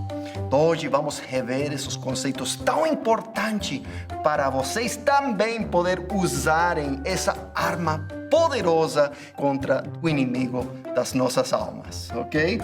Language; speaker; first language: Portuguese; non-native, fluent; English